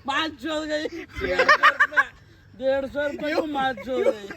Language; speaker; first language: Kannada; native; Kannada